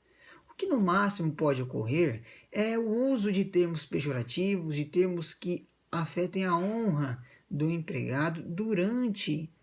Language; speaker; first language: Portuguese; native; Portuguese